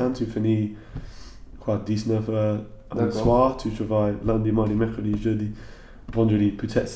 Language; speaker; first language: French; non-native, learner; English